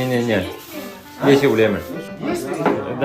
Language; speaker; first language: Russian; non-native, learner; Chinese